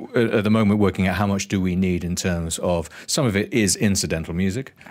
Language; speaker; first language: English; native; English